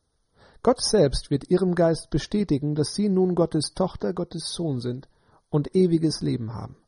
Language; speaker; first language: German; native; German